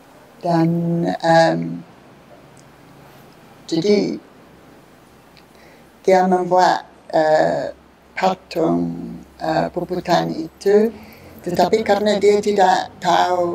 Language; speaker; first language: Indonesian; non-native, fluent; English